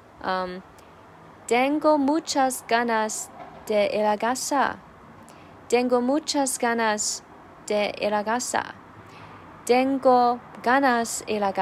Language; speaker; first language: Spanish; non-native, learner; Chinese